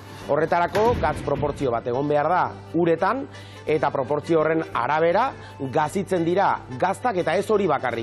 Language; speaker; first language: Basque; native; Basque